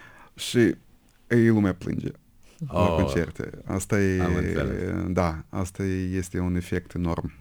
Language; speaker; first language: Romanian; non-native, local second language; Russian